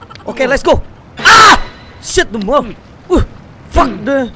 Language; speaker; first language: English; non-native, learner; Indonesian